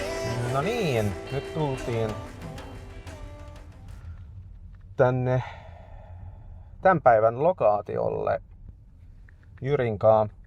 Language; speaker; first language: Finnish; non-native, fluent; Swedish